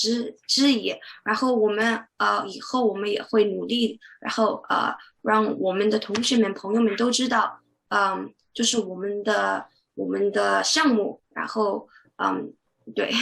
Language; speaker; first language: Chinese; early bilingual, heritage; Chinese